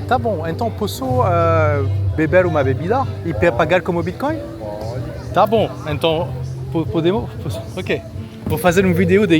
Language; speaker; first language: Portuguese; non-native, learner; French